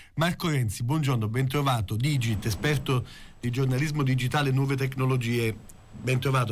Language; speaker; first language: Italian; native; Italian